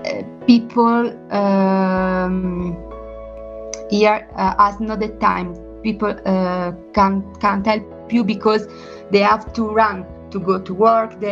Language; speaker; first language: English; non-native, learner; Italian